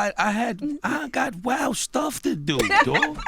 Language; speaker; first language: English; native; English